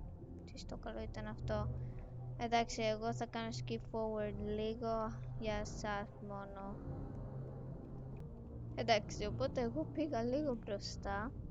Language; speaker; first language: Greek; early bilingual, heritage; Greek